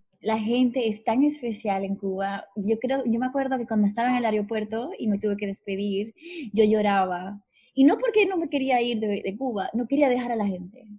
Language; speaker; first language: Spanish; native; Spanish